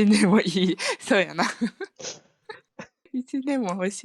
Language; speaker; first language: Japanese; non-native, fluent; Malay